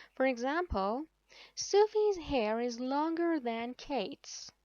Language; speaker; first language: English; non-native, fluent; Persian